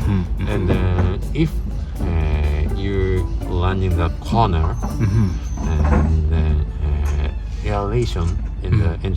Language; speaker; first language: English; non-native, learner; Japanese